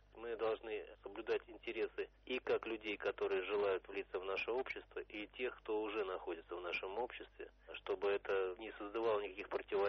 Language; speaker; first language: Russian; native; Russian